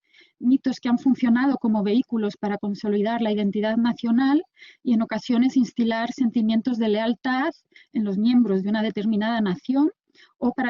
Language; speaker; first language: Spanish; native; Spanish